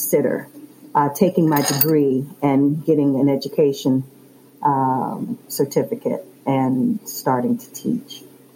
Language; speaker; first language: English; native; English